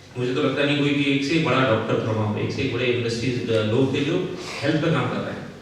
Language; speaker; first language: Hindi; native; Hindi